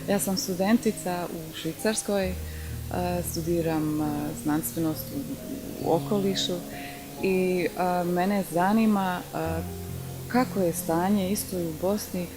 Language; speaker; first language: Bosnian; early bilingual, heritage; Bosnian